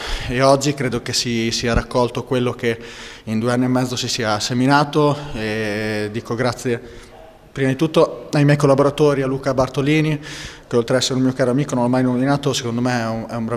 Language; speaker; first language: Italian; native; Italian